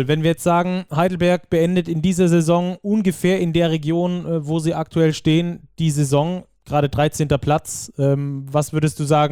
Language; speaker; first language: German; native; German